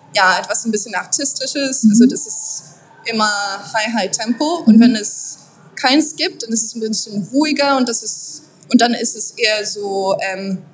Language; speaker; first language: German; non-native, fluent; French